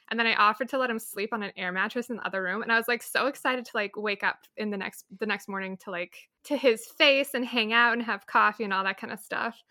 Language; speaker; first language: English; native; English